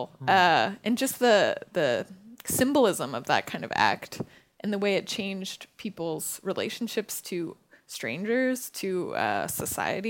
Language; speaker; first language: English; native; English